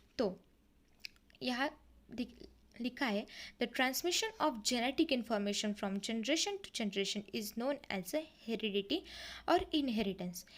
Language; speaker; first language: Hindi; non-native, local second language; Marathi